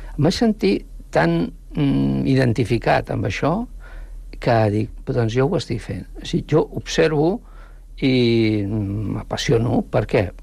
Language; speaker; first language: Catalan; non-native, local second language; Spanish